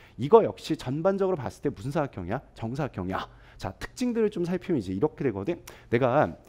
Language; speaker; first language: Korean; native; Korean